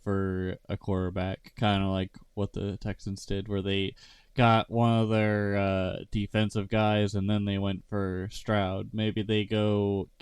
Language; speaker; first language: English; native; English